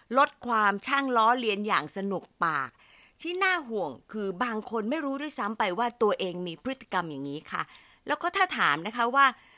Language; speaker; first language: Thai; native; Thai